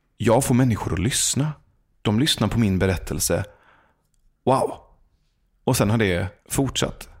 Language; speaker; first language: Swedish; early bilingual, other home language; Persian